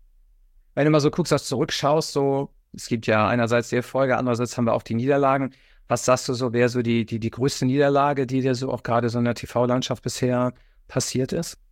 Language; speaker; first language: German; native; German